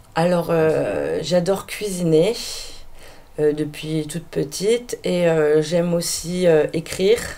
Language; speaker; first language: French; native; French